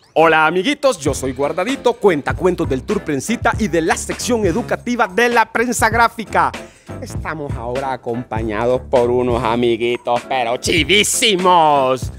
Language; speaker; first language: Spanish; native; Spanish